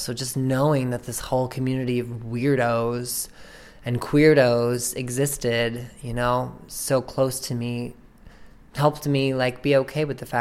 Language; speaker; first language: English; native; English